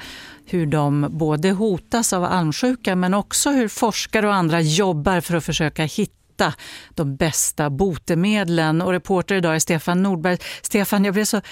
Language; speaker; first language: Swedish; native; Swedish